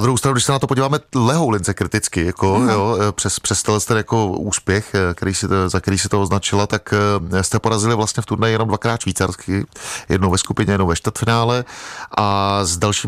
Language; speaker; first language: Czech; native; Czech